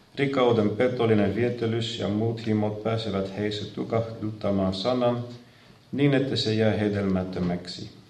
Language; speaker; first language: Finnish; non-native, fluent; Dutch